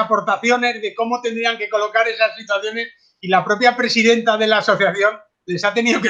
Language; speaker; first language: Spanish; native; Spanish